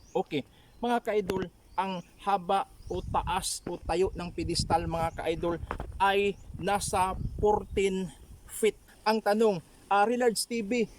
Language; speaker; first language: Filipino; non-native, local second language; Waray